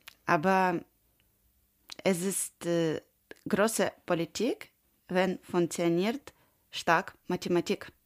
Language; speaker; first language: German; non-native, learner; Ukrainian